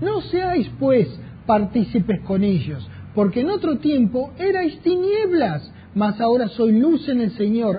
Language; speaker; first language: Spanish; native; Spanish